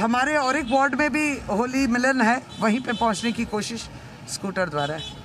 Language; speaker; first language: Hindi; non-native, local second language; Bangla